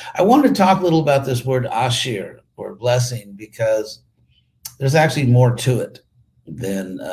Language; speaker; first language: English; native; English